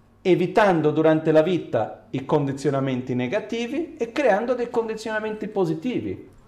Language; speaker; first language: Italian; non-native, fluent; Portuguese